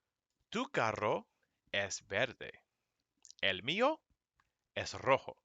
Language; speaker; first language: Spanish; non-native, fluent; English